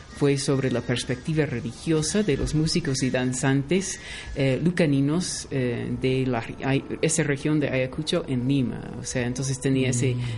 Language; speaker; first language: Spanish; non-native, fluent; English